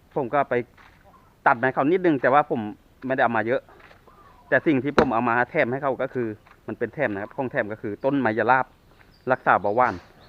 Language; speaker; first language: Thai; non-native, local second language; Northeastern Thai